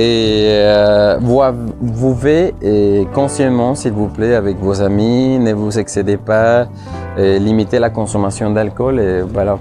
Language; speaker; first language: French; non-native, fluent; Spanish